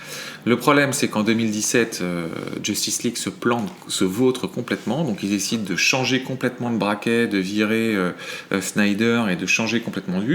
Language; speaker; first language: French; native; French